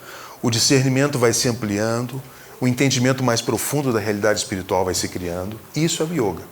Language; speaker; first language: Portuguese; native; Portuguese